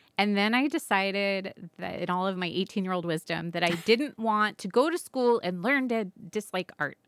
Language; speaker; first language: English; native; English